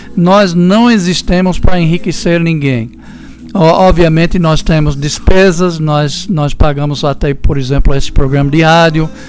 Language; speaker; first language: Portuguese; non-native, fluent; English